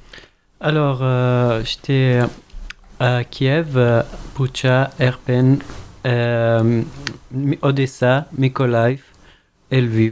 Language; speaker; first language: French; non-native, fluent; Arabic